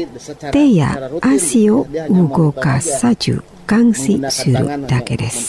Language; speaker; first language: Japanese; non-native, fluent; Indonesian